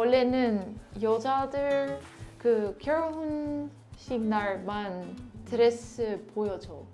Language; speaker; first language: Korean; non-native, learner; Dutch